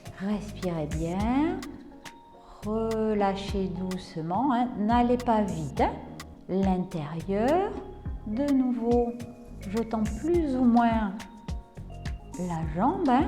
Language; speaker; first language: French; native; French